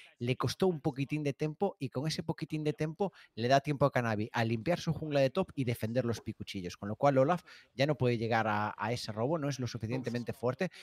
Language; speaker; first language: Spanish; native; Spanish